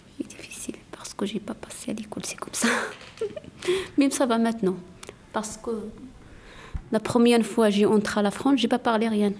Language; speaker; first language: French; non-native, learner; Tachelhit